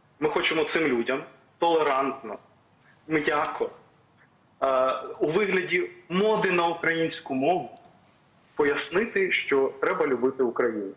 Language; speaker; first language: Ukrainian; non-native, local second language; Russian